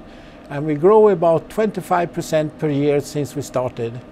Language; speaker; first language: English; non-native, fluent; Swedish